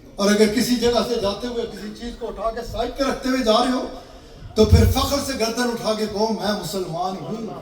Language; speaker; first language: Urdu; native; Urdu